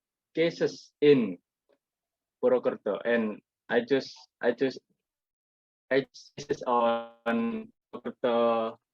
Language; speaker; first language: English; non-native, learner; Indonesian